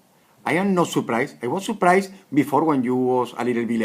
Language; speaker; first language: English; non-native, fluent; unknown